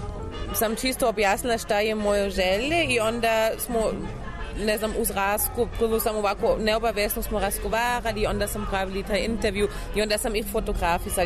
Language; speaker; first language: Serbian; non-native, learner; German